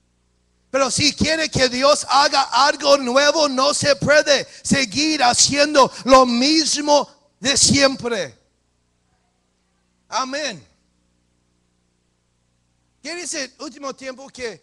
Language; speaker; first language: Spanish; early bilingual, heritage; English